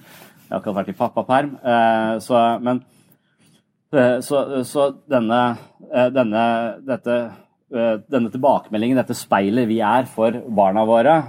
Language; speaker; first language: Norwegian; native; Norwegian